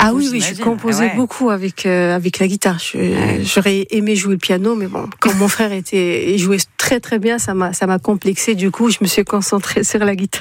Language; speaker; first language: French; non-native, local second language; Arabic